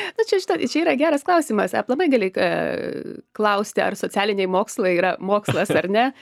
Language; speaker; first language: Lithuanian; early bilingual, heritage; Lithuanian